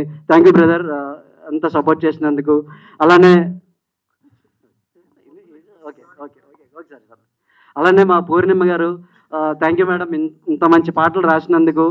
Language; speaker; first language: Telugu; native; Telugu